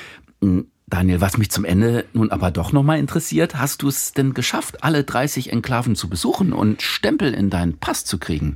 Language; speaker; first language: German; native; German